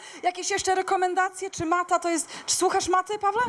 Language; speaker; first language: Polish; native; Polish